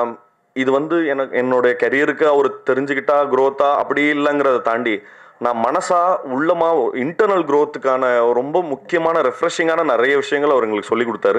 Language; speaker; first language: Tamil; native; Tamil